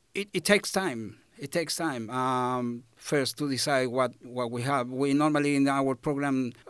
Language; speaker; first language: English; non-native, fluent; Spanish